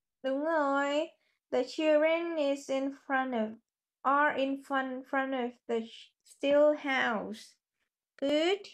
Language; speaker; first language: English; non-native, fluent; Vietnamese